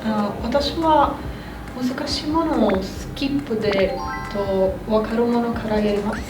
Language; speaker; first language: Japanese; non-native, learner; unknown